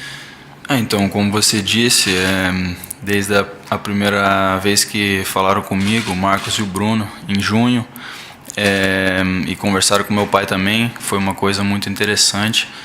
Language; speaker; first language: Portuguese; early bilingual, heritage; Portuguese